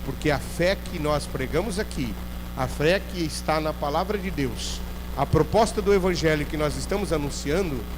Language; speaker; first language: Portuguese; native; Portuguese